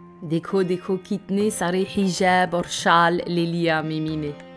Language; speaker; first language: Hindi; non-native, fluent; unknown